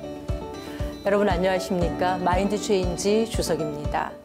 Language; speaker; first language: Korean; native; Korean